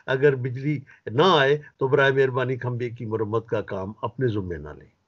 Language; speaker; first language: Urdu; native; Urdu